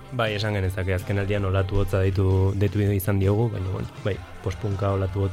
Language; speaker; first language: Basque; non-native, local second language; Spanish